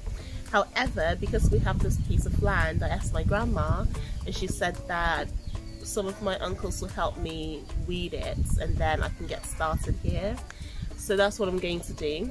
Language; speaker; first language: English; non-native, local second language; Akan